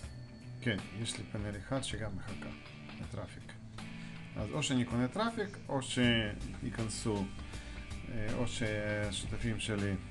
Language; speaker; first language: Hebrew; non-native, fluent; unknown